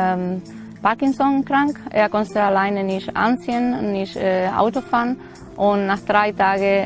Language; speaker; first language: German; non-native, fluent; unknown